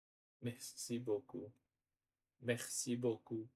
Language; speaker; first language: French; non-native, learner; Portuguese